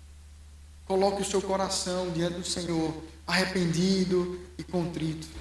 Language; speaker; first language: Portuguese; native; Portuguese